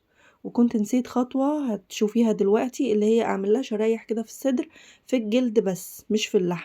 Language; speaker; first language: Arabic; native; Arabic